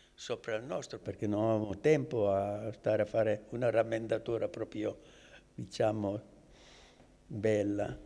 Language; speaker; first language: Italian; native; Italian